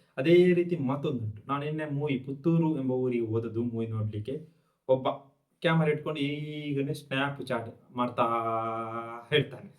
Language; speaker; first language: Kannada; non-native, local second language; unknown